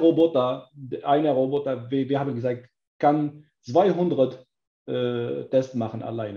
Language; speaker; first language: German; non-native, learner; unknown